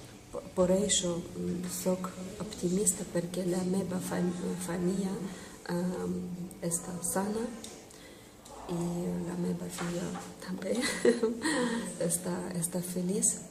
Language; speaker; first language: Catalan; non-native, learner; Spanish